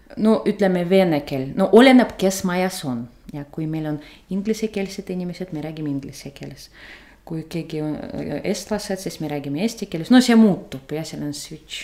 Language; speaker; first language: Estonian; non-native, learner; Russian